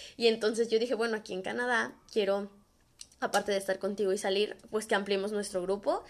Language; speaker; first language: Spanish; native; Spanish